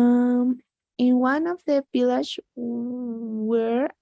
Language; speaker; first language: English; non-native, learner; Spanish